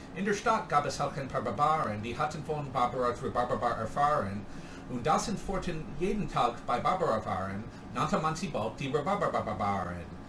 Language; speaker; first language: German; non-native, learner; English